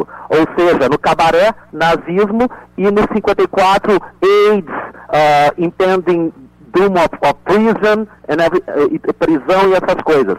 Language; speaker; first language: Portuguese; native; Portuguese